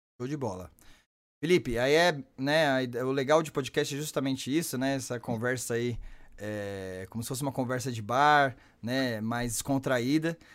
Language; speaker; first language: Portuguese; native; Portuguese